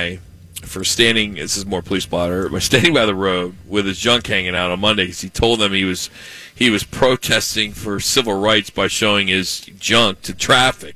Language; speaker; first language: English; native; English